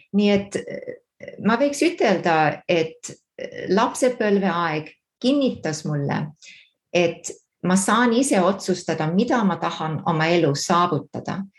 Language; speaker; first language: Estonian; early bilingual, heritage; Estonian